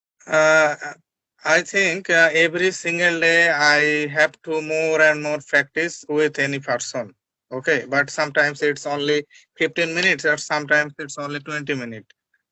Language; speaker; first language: English; non-native, learner; Bangla